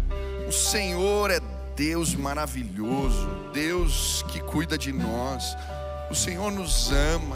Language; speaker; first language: Portuguese; native; Portuguese